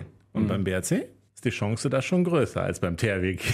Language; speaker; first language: German; native; German